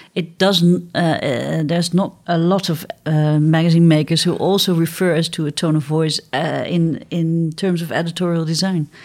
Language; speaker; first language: English; non-native, fluent; Dutch